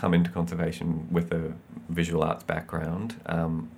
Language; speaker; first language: English; native; English